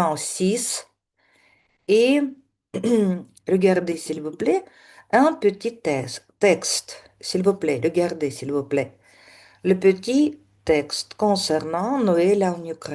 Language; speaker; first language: French; non-native, fluent; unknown